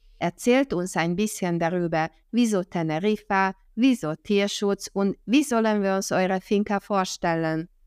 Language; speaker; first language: German; non-native, fluent; Hungarian